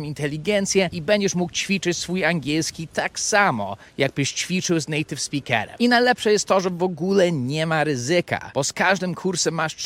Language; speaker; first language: Polish; non-native, fluent; English